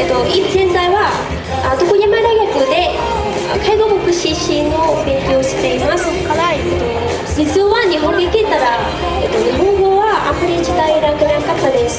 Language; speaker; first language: Japanese; non-native, learner; Vietnamese